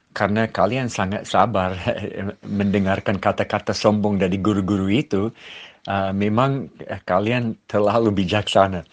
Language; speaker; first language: Malay; non-native, fluent; English